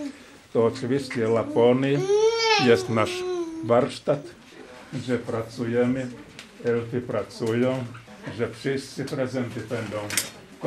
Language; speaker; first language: Polish; non-native, learner; Finnish